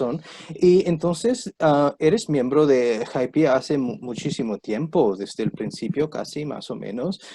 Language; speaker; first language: Spanish; non-native, fluent; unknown